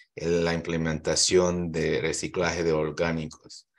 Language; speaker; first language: Spanish; early bilingual, heritage; Spanish